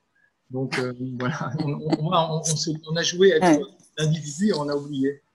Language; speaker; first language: French; native; French